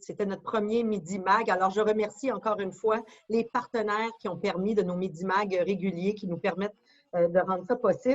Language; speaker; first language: French; native; French